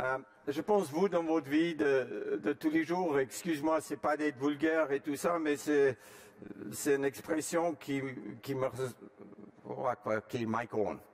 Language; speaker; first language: French; non-native, fluent; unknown